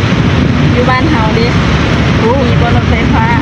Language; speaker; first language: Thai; non-native, local second language; Northeastern Thai